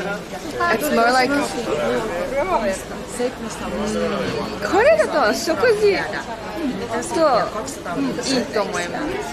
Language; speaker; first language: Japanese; non-native, learner; English